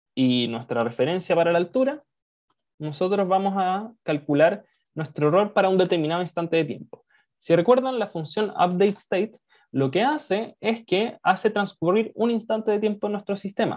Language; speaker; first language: Spanish; native; Spanish